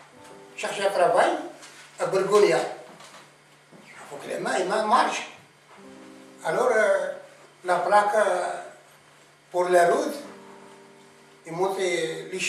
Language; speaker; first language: French; non-native, learner; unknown